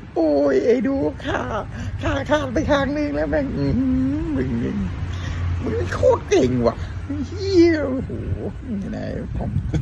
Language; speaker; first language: Thai; native; Thai